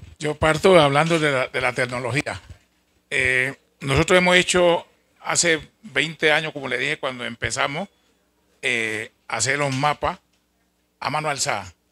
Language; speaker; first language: Spanish; native; Spanish